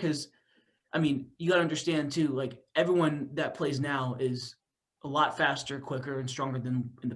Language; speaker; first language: English; native; English